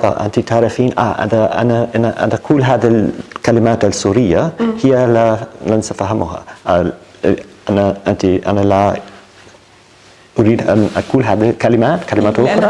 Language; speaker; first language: Arabic; non-native, learner; English